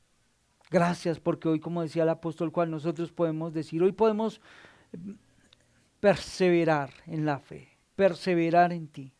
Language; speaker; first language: Spanish; native; Spanish